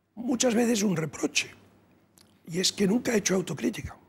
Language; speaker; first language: Spanish; native; Spanish